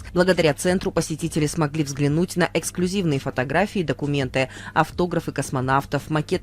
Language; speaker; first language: Russian; native; Russian